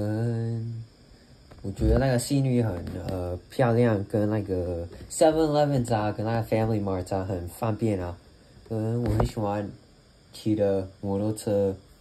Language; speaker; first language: Chinese; early bilingual, heritage; English